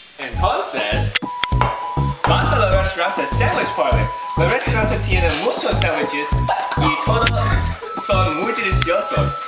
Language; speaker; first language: Spanish; non-native, learner; English